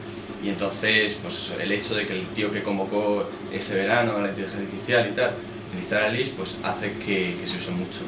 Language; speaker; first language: Spanish; native; Spanish